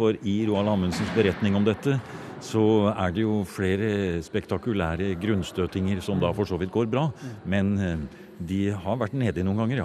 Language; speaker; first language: Norwegian; native; Norwegian